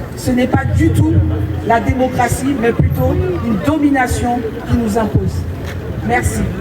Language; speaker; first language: French; non-native, local second language; Haitian Creole